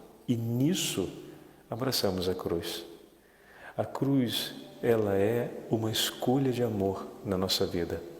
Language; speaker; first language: Portuguese; native; Portuguese